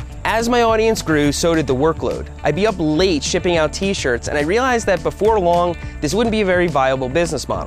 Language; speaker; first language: English; native; English